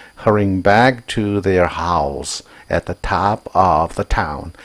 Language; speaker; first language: English; non-native, fluent; Korean